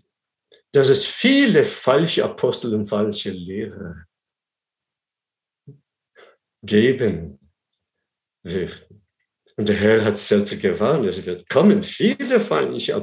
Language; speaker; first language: German; non-native, fluent; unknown